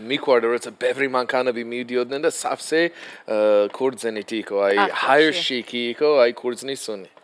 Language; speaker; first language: Georgian; non-native, fluent; English